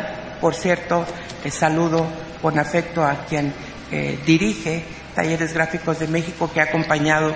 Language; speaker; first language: Spanish; native; Spanish